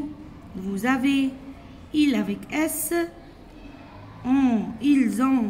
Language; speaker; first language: French; non-native, fluent; Arabic